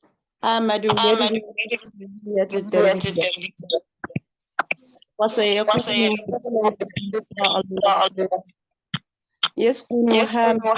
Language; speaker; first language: Arabic; non-native, learner; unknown